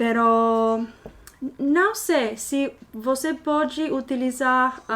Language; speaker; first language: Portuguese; non-native, learner; English